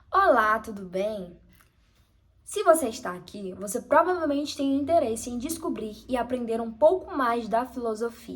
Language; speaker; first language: Portuguese; native; Portuguese